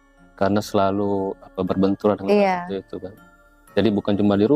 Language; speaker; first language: Indonesian; native; Indonesian